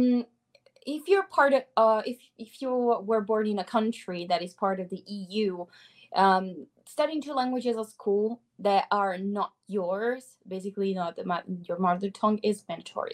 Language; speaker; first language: English; non-native, fluent; Italian